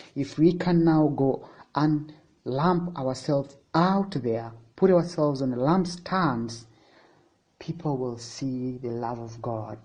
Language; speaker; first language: English; non-native, local second language; Swahili